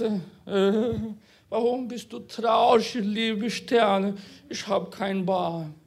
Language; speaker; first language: German; non-native, fluent; Portuguese